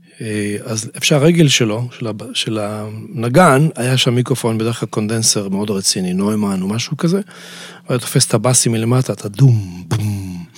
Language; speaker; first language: Hebrew; native; Hebrew